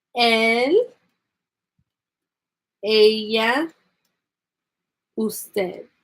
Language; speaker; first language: Spanish; non-native, fluent; English